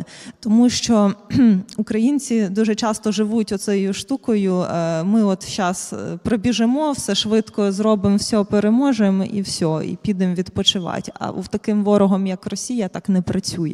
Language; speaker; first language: Ukrainian; native; Ukrainian